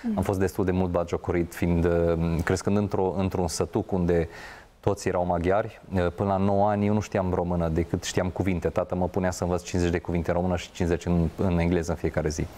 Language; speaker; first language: Romanian; non-native, local second language; Hungarian